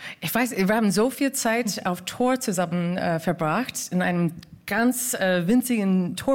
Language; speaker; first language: German; non-native, fluent; English